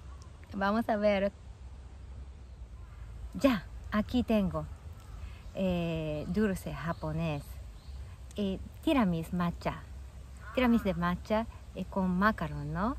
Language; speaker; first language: Spanish; non-native, fluent; Japanese